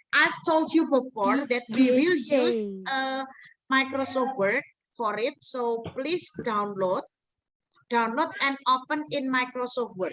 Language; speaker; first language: English; non-native, fluent; Indonesian